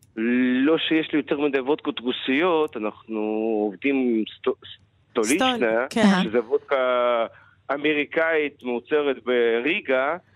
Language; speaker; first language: Hebrew; non-native, fluent; Russian